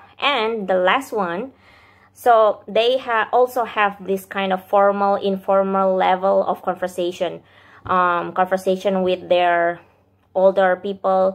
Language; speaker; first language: English; non-native, fluent; Indonesian